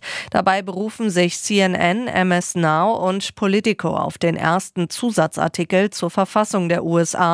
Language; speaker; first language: German; native; German